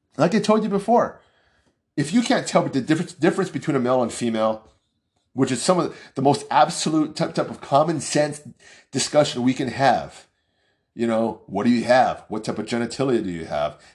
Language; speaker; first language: English; early bilingual, other home language; Chinese